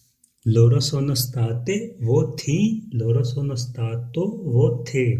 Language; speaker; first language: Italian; non-native, fluent; Urdu